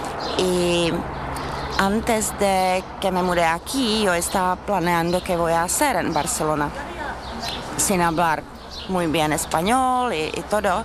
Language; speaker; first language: Spanish; non-native, fluent; Czech